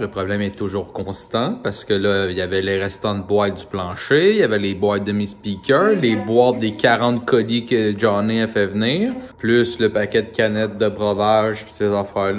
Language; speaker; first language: French; native; French